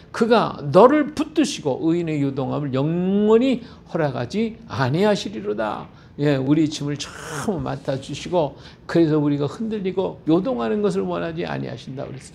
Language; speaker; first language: Korean; native; Korean